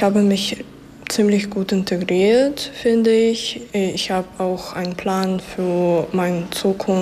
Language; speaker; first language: German; non-native, fluent; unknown